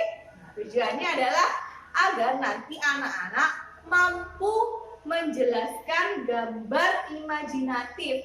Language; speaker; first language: Indonesian; native; Indonesian